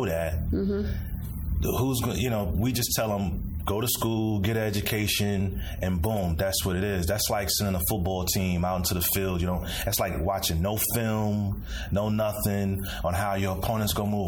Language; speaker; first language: English; native; English